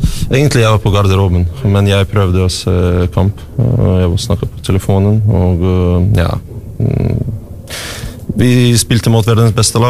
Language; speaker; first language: Norwegian; non-native, learner; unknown